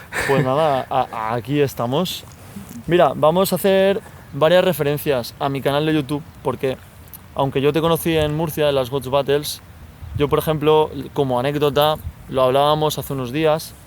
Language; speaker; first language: Spanish; native; Spanish